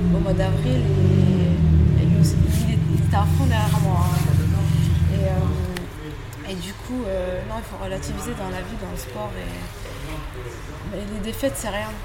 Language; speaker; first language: French; native; French